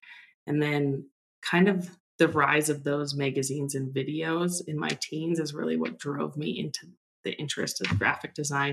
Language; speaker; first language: English; native; English